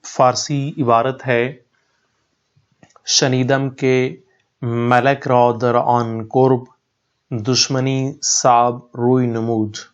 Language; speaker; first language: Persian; non-native, fluent; Urdu